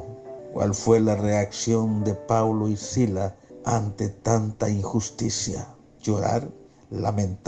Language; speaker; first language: Spanish; native; Spanish